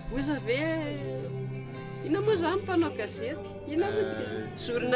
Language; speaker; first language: French; non-native, local second language; Malagasy